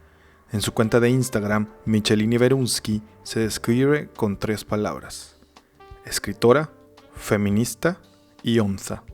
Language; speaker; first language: Spanish; native; Spanish